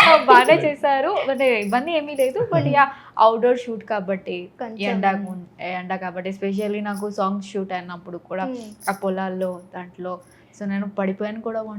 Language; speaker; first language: Telugu; non-native, fluent; Odia